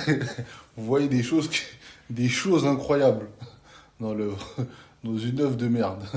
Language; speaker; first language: French; native; French